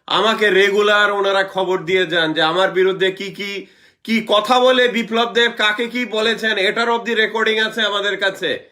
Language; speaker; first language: Bangla; native; Bangla